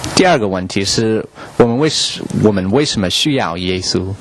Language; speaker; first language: Chinese; non-native, learner; English